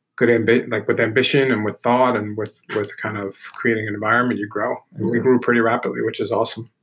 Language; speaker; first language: English; native; English